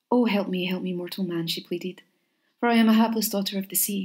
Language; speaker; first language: English; native; English